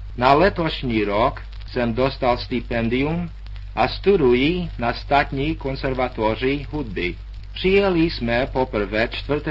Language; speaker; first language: Czech; early bilingual, heritage; Czech